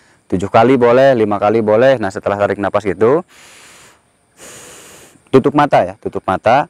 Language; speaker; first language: Indonesian; native; Indonesian